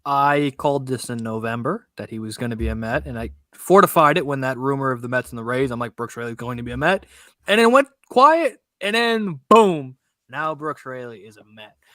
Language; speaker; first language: English; native; English